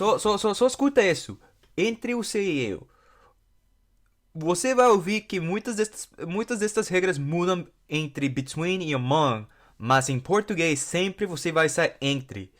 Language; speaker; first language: Portuguese; non-native, fluent; English